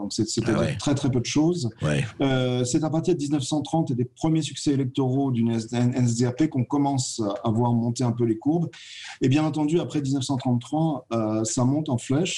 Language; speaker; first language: French; native; French